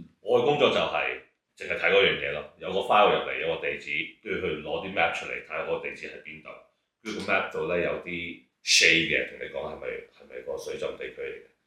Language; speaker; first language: Cantonese; native; Cantonese